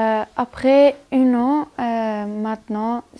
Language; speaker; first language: French; non-native, learner; Armenian